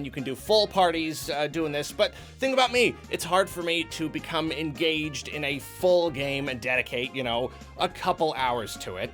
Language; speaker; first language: English; native; English